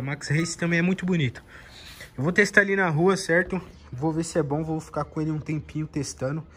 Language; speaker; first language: Portuguese; native; Portuguese